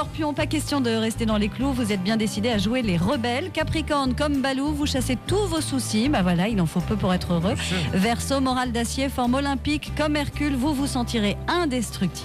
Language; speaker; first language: French; native; French